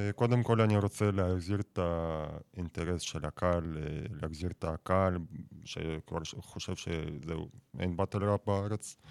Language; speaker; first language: Hebrew; non-native, fluent; Russian